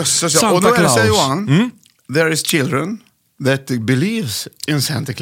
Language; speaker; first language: Swedish; native; Swedish